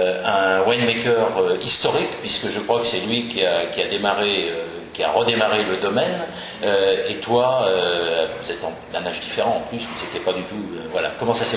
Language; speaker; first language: French; native; French